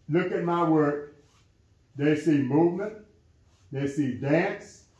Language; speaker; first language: English; native; English